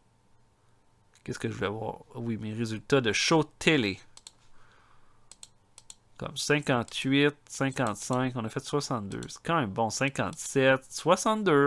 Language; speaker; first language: French; native; French